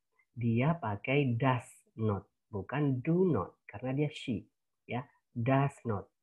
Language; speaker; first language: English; non-native, fluent; Indonesian